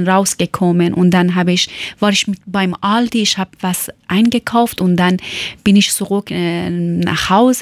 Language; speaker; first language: German; non-native, learner; Persian